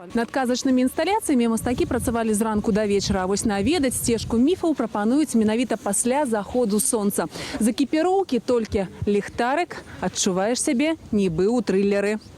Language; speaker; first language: Belarusian; native; Belarusian